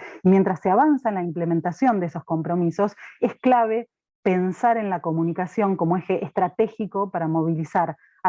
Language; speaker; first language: Spanish; native; Spanish